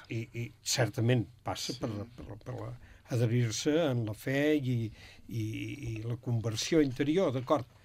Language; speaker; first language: Catalan; native; Catalan